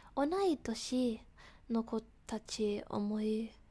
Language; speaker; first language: Japanese; non-native, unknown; English